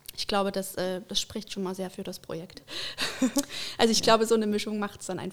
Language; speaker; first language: German; native; German